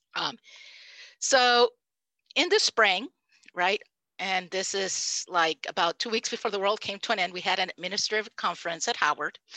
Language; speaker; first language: English; non-native, fluent; Spanish